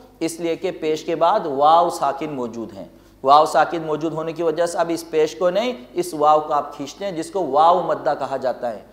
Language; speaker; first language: Urdu; native; Urdu